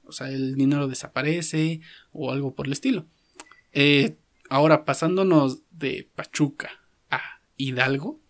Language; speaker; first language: Spanish; native; Spanish